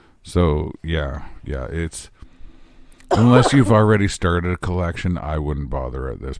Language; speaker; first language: English; native; English